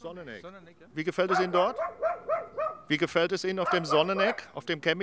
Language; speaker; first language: German; native; German